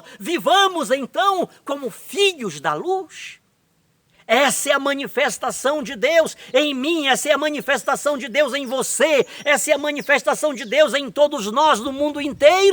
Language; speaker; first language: Portuguese; native; Portuguese